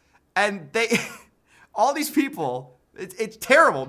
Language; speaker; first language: English; native; English